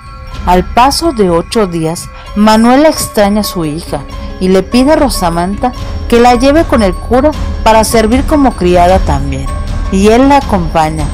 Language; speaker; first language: Spanish; native; Spanish